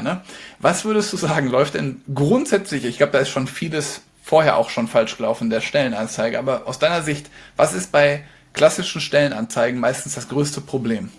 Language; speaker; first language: German; native; German